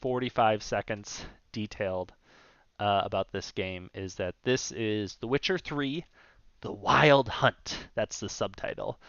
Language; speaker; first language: English; native; English